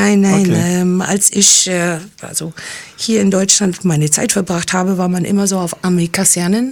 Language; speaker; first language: German; early bilingual, other home language; English